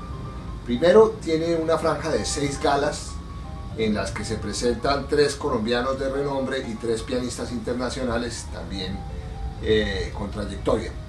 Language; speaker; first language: Spanish; native; Spanish